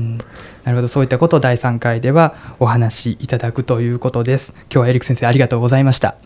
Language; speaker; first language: Japanese; native; Japanese